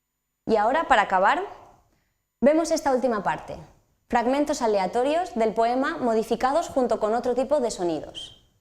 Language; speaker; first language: Spanish; native; Spanish